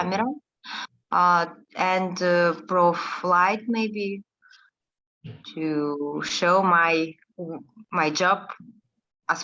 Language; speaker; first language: English; non-native, learner; Russian